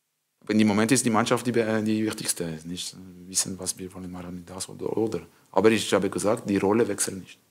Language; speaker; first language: German; non-native, learner; French